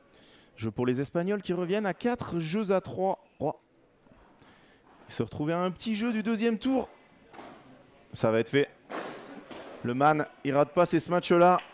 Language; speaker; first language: French; native; French